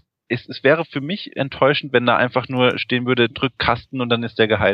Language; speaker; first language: German; native; German